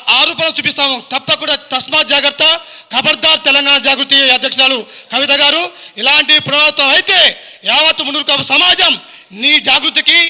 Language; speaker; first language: Telugu; native; Telugu